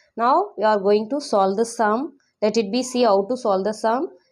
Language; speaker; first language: English; non-native, local second language; Tamil